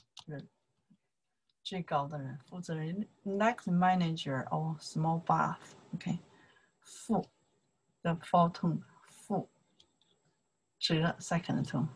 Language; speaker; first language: English; non-native, learner; Chinese